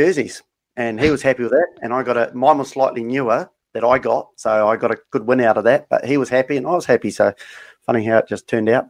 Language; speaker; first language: English; native; English